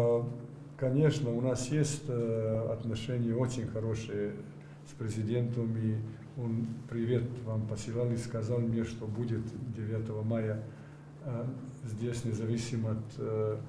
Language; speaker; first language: Russian; non-native, learner; Serbian